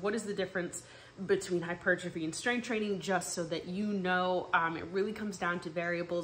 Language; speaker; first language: English; native; English